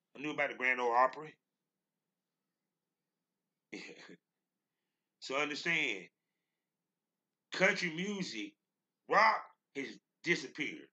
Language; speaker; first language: English; native; English